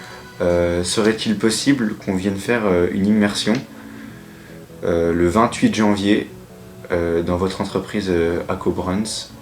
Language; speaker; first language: French; native; French